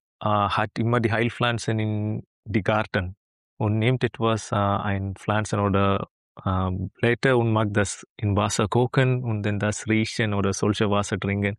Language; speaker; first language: German; non-native, learner; Malayalam